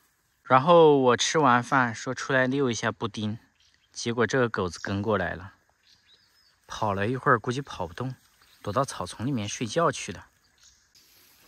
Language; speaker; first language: Chinese; native; Chinese